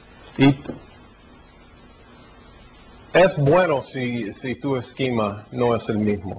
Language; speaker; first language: Spanish; early bilingual, heritage; Spanish